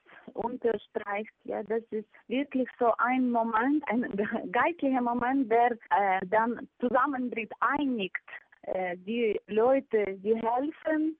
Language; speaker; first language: German; non-native, fluent; Ukrainian